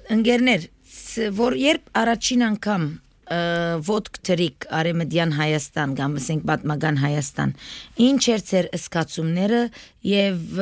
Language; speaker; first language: Armenian; early bilingual, heritage; Armenian